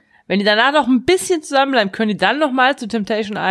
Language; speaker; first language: German; native; German